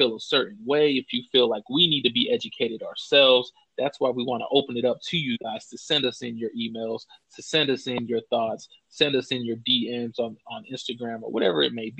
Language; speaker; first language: English; native; English